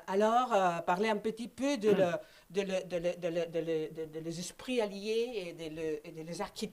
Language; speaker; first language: French; non-native, fluent; Spanish